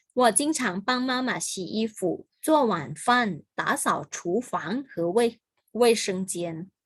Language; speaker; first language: Chinese; non-native, fluent; Thai